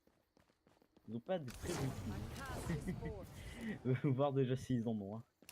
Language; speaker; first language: French; native; French